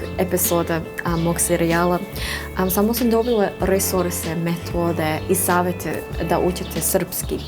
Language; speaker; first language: Serbian; non-native, learner; English